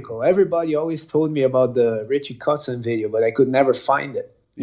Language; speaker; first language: English; non-native, fluent; Portuguese